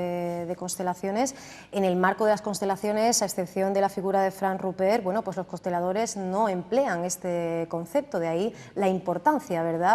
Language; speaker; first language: Spanish; native; Spanish